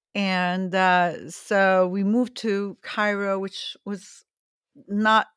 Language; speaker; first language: English; early bilingual, other home language; Arabic